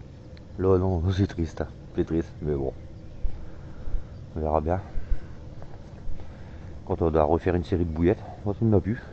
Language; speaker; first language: French; native; French